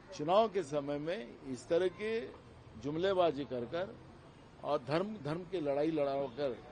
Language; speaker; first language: Hindi; non-native, local second language; Marathi